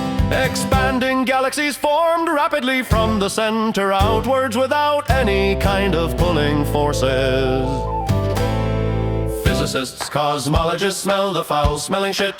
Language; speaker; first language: English; non-native, fluent; Finnish